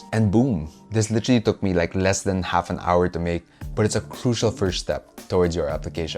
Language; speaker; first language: English; non-native, local second language; Filipino